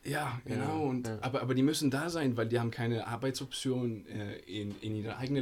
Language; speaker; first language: German; non-native, fluent; Italian